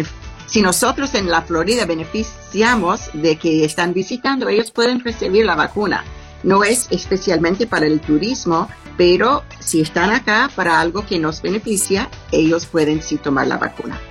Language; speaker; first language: Spanish; non-native, fluent; English